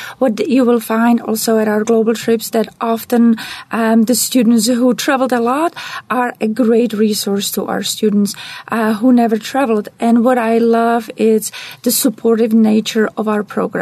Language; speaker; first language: English; non-native, fluent; Czech